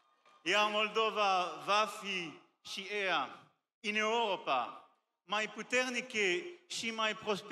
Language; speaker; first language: Romanian; non-native, learner; French